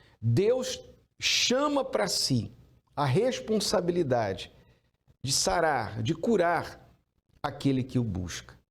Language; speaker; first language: Portuguese; native; Portuguese